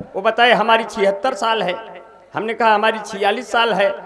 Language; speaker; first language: Hindi; native; Hindi